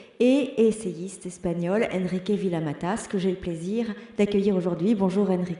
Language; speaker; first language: French; native; French